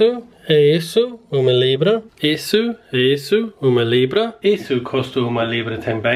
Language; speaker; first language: Portuguese; non-native, learner; English